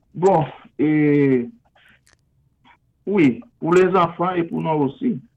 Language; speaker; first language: French; non-native, local second language; Haitian Creole